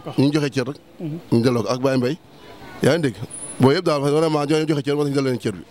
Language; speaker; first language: Wolof; native; Wolof